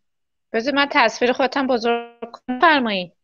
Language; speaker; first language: Persian; native; Persian